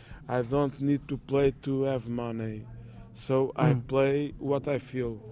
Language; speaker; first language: English; non-native, fluent; Portuguese